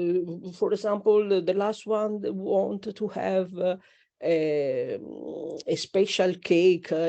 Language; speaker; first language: English; non-native, learner; Italian